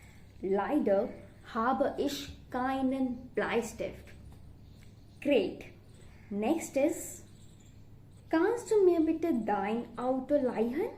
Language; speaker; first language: German; non-native, fluent; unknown